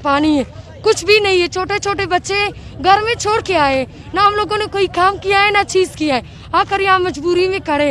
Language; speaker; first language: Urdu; non-native, local second language; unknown